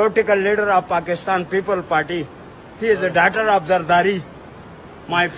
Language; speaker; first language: English; non-native, learner; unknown